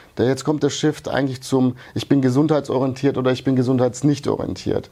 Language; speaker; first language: German; early bilingual, other home language; Hungarian